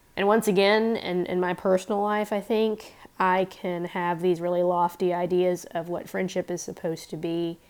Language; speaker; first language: English; native; English